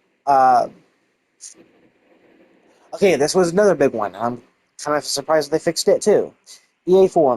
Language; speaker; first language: English; native; English